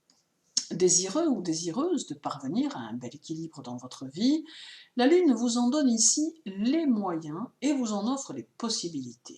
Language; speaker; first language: French; native; French